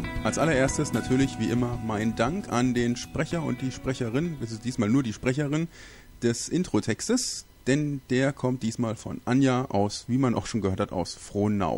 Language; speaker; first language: German; native; German